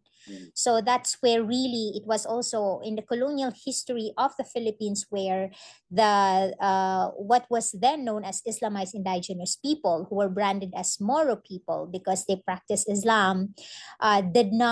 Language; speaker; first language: English; non-native, local second language; Maranao